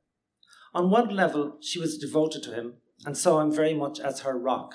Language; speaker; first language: English; native; English